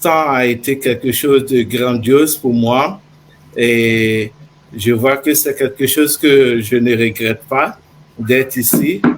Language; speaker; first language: French; non-native, fluent; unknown